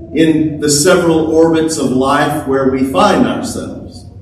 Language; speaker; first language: English; native; English